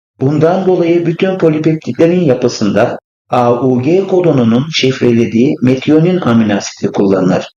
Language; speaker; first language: Turkish; native; Turkish